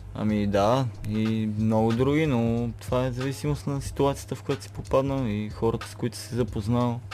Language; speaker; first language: Bulgarian; native; Bulgarian